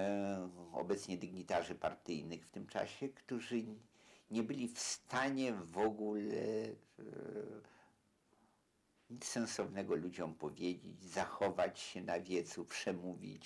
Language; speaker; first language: Polish; native; Polish